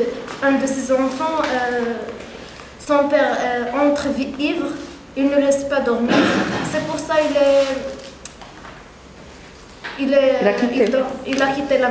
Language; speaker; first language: French; non-native, learner; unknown